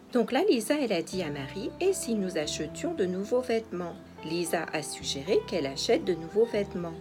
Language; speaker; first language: French; native; French